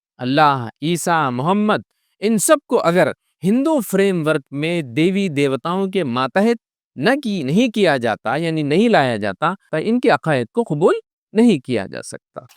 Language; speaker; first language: Urdu; native; Urdu